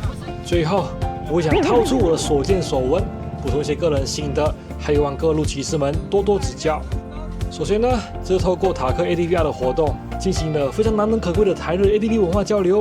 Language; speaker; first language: Chinese; native; Chinese